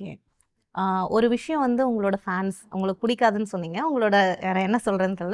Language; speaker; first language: Tamil; native; Tamil